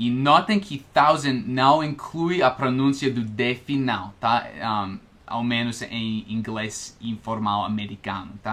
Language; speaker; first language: Portuguese; non-native, fluent; English